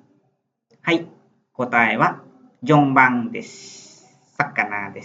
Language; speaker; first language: Japanese; non-native, fluent; Khmer